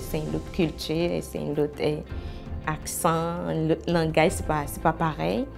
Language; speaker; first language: French; non-native, learner; Arabic